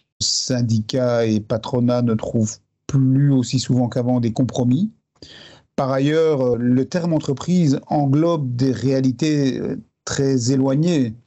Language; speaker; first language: French; native; French